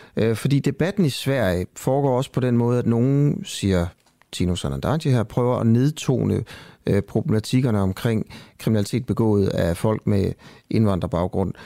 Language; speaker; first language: Danish; native; Danish